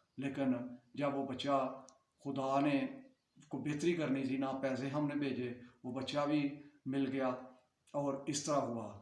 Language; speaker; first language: Urdu; non-native, local second language; Punjabi